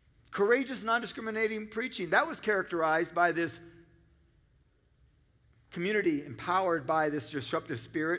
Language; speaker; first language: English; native; English